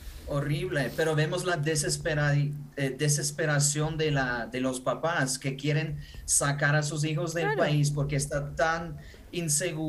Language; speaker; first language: Spanish; non-native, fluent; Ukrainian